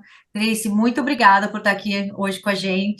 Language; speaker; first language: Portuguese; native; Portuguese